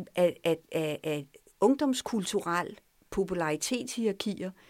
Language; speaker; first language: Danish; early bilingual, other home language; French